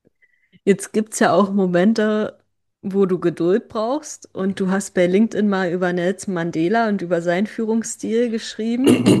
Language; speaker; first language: German; native; German